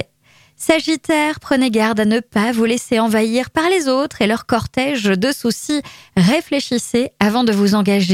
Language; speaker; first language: French; native; French